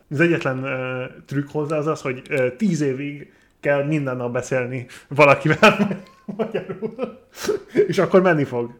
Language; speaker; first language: Hungarian; non-native, fluent; English